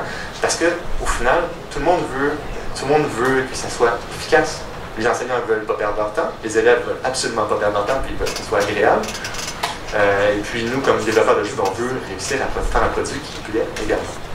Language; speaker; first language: French; native; French